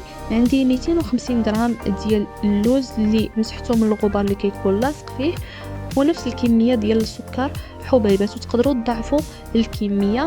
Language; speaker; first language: Arabic; native; Arabic